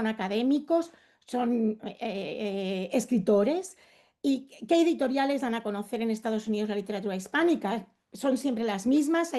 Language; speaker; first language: Spanish; native; Spanish